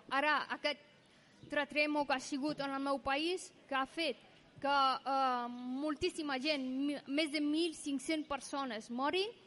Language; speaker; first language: Catalan; non-native, fluent; Persian